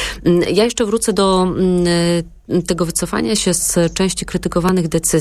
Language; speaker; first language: Polish; native; Polish